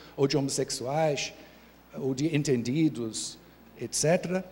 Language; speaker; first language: Portuguese; non-native, fluent; English